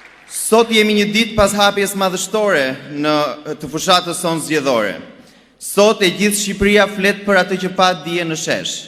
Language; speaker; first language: Albanian; native; Albanian